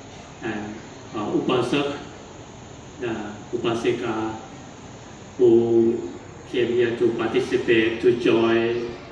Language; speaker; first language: English; non-native, learner; Thai